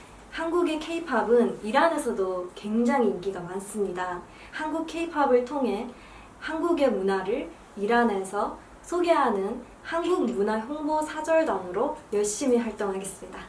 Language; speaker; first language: Korean; non-native, learner; Persian